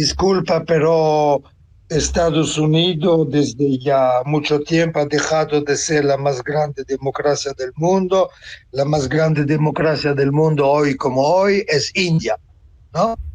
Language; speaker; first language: Spanish; non-native, fluent; Italian